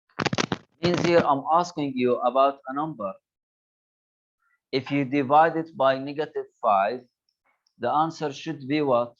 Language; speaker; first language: English; non-native, local second language; Arabic